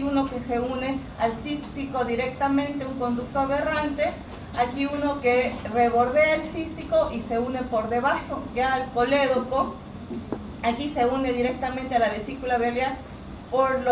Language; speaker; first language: Spanish; native; Spanish